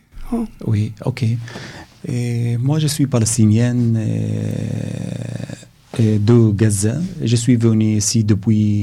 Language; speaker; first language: French; non-native, learner; Arabic